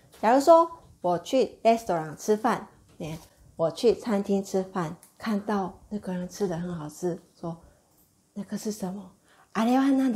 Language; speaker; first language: Chinese; non-native, fluent; Japanese